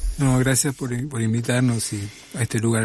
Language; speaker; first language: Spanish; native; Spanish